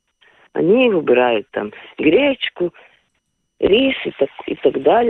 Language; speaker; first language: Russian; non-native, local second language; Latvian